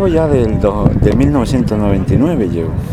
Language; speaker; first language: Spanish; native; Spanish